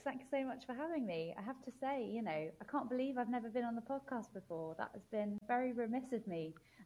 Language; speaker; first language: English; native; English